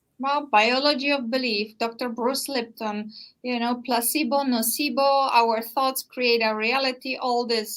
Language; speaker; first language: English; non-native, fluent; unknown